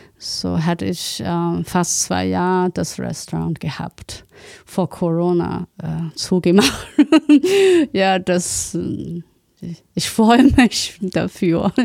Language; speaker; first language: German; non-native, learner; Chinese